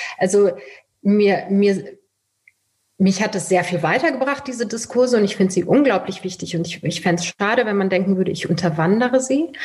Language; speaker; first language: German; early bilingual, other home language; Persian